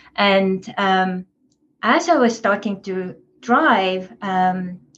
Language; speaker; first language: English; non-native, fluent; Estonian